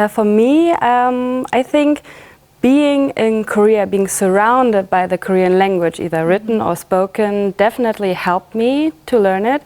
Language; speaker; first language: English; non-native, fluent; German